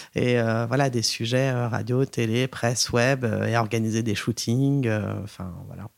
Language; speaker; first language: French; native; French